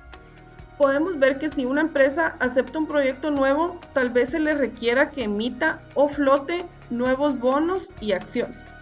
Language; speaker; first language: Spanish; native; Spanish